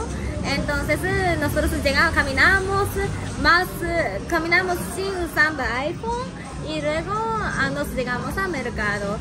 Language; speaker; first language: Spanish; non-native, learner; Japanese